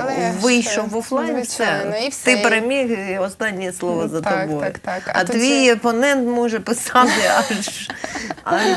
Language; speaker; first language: Ukrainian; native; Ukrainian